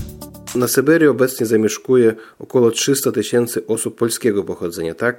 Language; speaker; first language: Polish; non-native, fluent; Russian